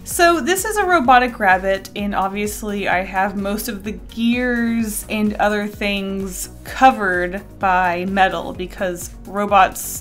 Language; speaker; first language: English; native; English